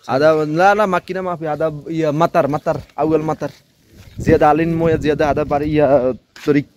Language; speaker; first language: Arabic; non-native, learner; Bangla